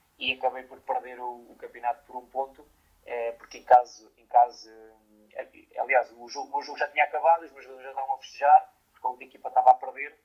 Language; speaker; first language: Portuguese; native; Portuguese